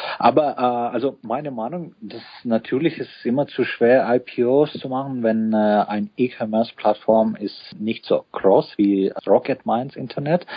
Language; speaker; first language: German; non-native, fluent; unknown